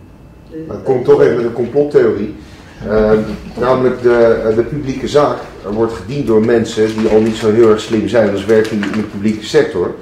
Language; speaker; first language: Dutch; native; Dutch